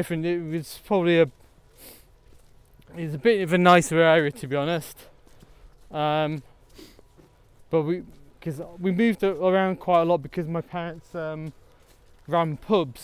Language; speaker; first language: English; native; English